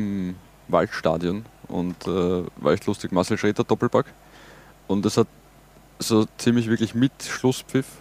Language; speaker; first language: German; native; German